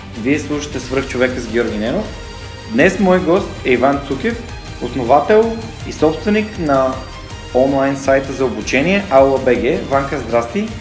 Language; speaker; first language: Bulgarian; native; Bulgarian